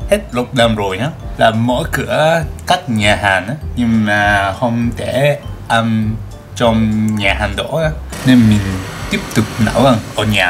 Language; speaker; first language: Vietnamese; non-native, learner; Japanese